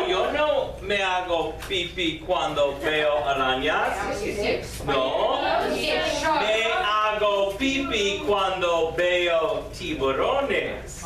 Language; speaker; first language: Spanish; non-native, fluent; English